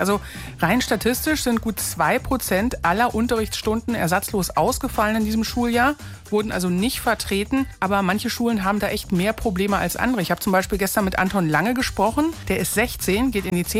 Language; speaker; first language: German; native; German